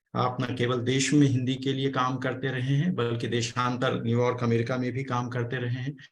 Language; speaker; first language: Hindi; native; Hindi